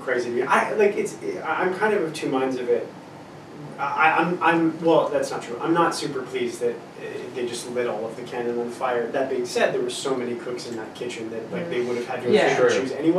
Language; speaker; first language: English; native; English